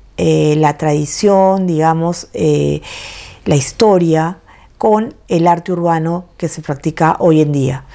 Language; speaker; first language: Spanish; native; Spanish